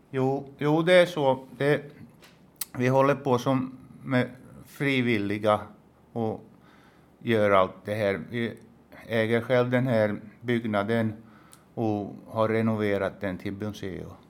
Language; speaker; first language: Swedish; non-native, local second language; Finnish